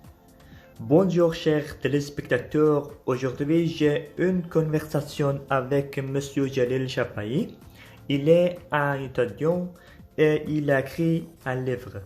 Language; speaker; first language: French; non-native, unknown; Persian